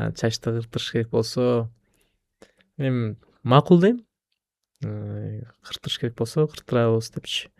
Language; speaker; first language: Kyrgyz; non-native, local second language; Russian